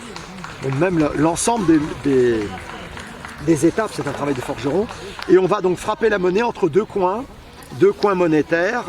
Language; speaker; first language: French; native; French